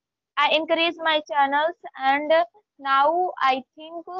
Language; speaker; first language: English; non-native, learner; Hindi